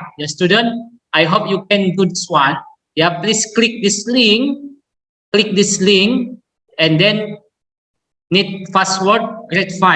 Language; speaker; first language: English; non-native, learner; Indonesian